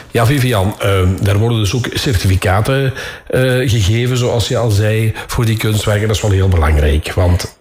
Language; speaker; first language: Dutch; native; Dutch